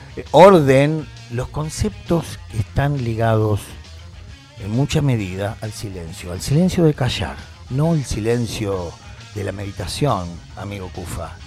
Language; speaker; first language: Spanish; native; Spanish